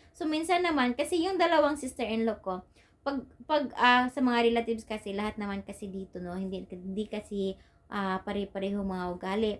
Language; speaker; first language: Filipino; non-native, local second language; Cebuano